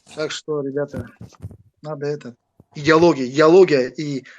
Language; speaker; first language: Russian; non-native, local second language; Kazakh